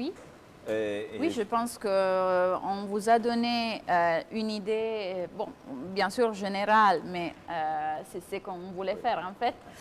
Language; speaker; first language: French; non-native, fluent; Italian